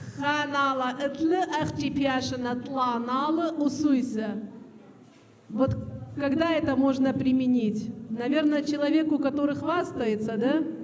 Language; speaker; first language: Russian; non-native, local second language; Assyrian Neo-Aramaic